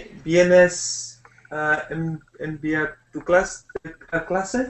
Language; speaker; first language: Spanish; non-native, learner; English